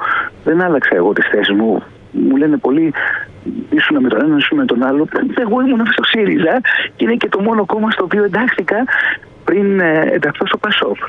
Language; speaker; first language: Greek; native; Greek